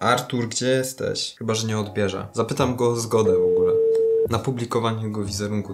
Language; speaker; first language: Polish; native; Polish